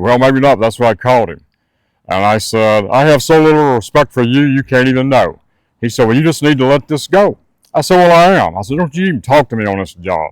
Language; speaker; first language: English; native; English